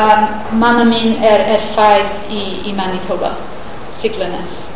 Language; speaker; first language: Icelandic; non-native, learner; English